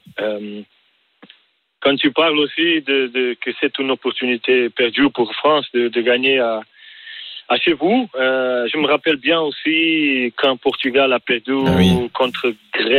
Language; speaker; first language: French; non-native, learner; Portuguese